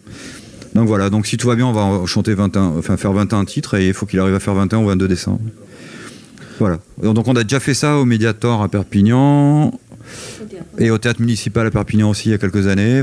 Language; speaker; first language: French; native; French